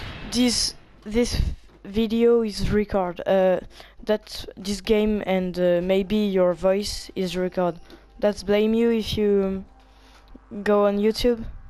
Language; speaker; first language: English; non-native, learner; French